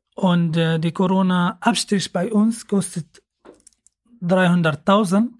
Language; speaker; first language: German; non-native, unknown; Arabic